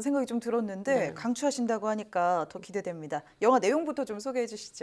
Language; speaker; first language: Korean; native; Korean